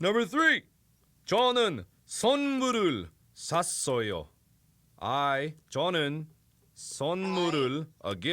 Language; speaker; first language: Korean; non-native, learner; English